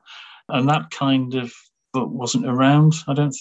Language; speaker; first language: English; native; English